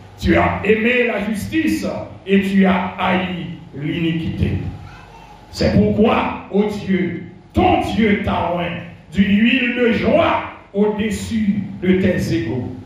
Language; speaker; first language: French; non-native, local second language; Haitian Creole